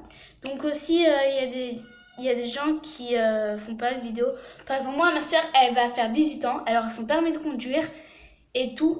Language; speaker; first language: French; native; French